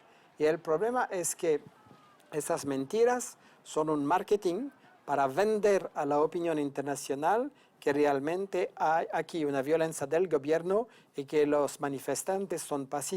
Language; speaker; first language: Spanish; non-native, fluent; French